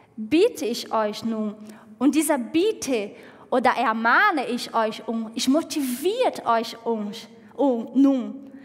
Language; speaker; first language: German; non-native, fluent; Portuguese